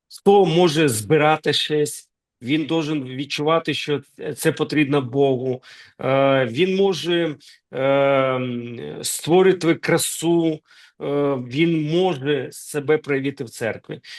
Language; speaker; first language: Ukrainian; non-native, local second language; Russian